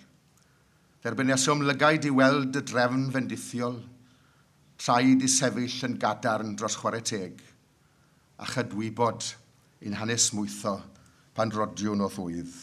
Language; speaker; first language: Welsh; native; Welsh